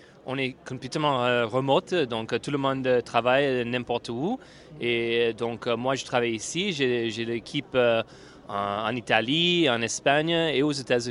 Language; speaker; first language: French; non-native, fluent; English